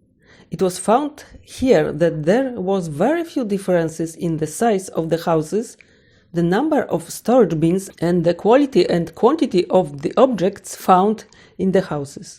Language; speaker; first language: English; non-native, fluent; Polish